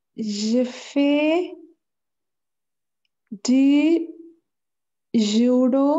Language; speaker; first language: French; non-native, learner; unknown